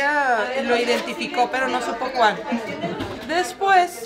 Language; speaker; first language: Spanish; native; Spanish